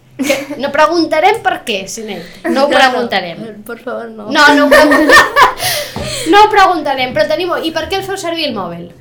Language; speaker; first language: Catalan; native; Catalan